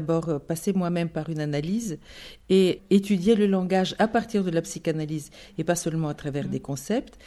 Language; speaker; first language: French; non-native, fluent; Bulgarian